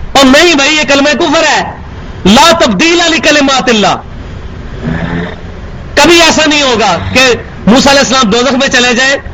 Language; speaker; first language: Urdu; non-native, local second language; Punjabi